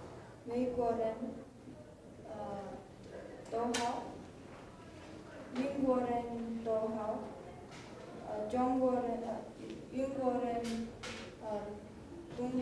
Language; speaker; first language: Chinese; non-native, learner; Mongolian